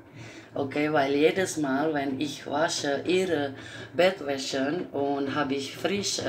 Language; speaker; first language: German; non-native, learner; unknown